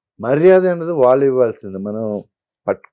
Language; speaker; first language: Telugu; non-native, fluent; Malayalam